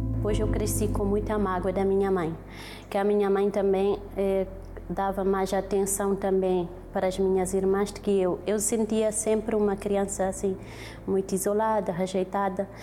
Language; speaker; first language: Portuguese; non-native, local second language; Kabuverdianu